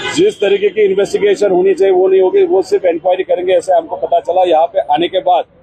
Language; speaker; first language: Hindi; non-native, local second language; Marathi